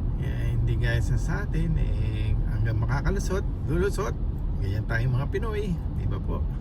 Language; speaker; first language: Filipino; native; Filipino